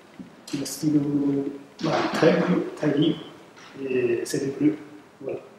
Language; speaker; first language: French; non-native, fluent; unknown